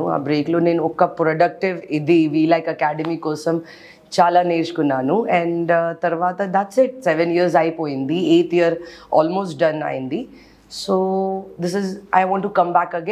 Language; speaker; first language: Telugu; non-native, learner; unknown